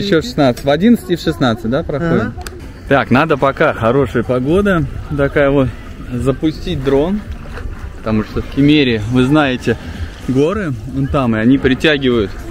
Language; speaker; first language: Russian; native; Russian